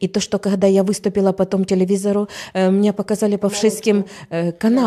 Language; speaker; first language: Polish; non-native, learner; Russian